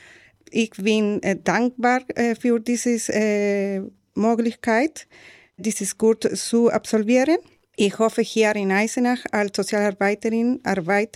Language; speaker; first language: German; non-native, learner; Spanish